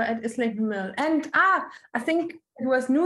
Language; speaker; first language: English; non-native, fluent; German